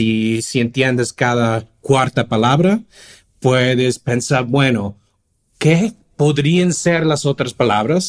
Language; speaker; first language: Spanish; non-native, fluent; English